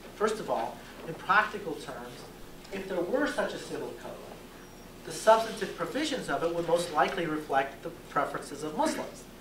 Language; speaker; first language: English; native; English